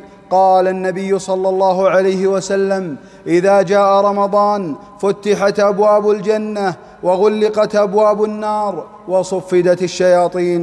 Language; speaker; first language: Arabic; native; Arabic